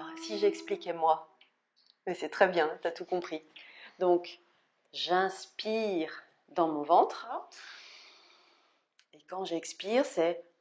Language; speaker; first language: French; native; French